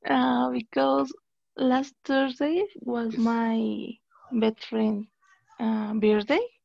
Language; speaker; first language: English; non-native, learner; Spanish